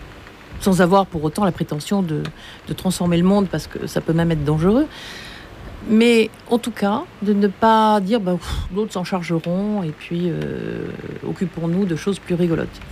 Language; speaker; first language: French; native; French